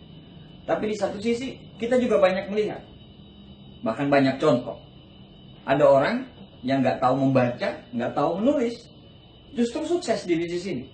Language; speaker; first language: Indonesian; native; Indonesian